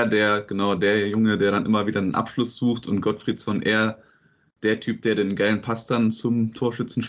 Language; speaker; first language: German; native; German